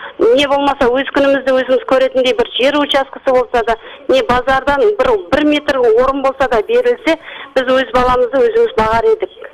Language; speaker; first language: Kazakh; early bilingual, heritage; Kazakh